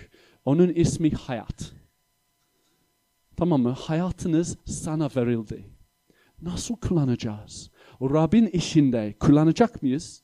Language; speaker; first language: Turkish; non-native, fluent; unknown